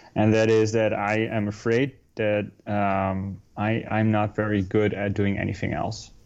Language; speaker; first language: English; non-native, fluent; Dutch